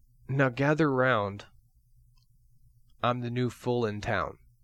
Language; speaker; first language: English; native; English